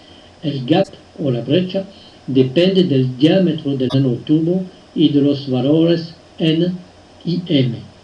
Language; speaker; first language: Spanish; non-native, fluent; French